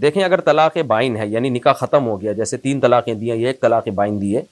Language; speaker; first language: Urdu; native; Urdu